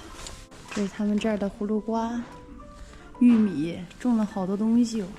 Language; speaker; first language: Chinese; native; Chinese